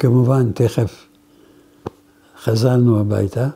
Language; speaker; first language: Hebrew; non-native, fluent; Arabic